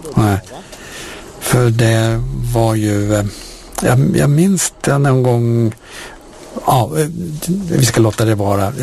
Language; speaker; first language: Swedish; native; Swedish